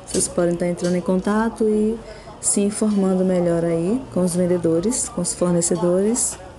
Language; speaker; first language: Portuguese; native; Portuguese